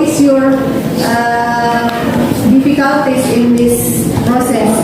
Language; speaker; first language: English; non-native, learner; Indonesian